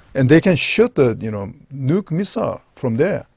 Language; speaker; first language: English; non-native, learner; Korean